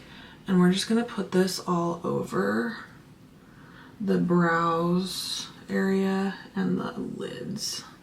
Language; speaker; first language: English; native; English